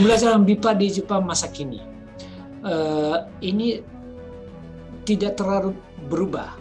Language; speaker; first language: Indonesian; non-native, fluent; Japanese